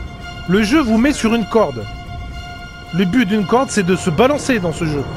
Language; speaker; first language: French; native; French